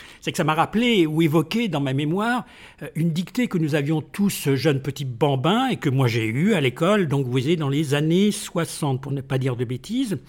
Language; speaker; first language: French; native; French